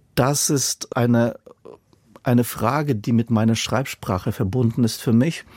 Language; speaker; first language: German; non-native, fluent; Russian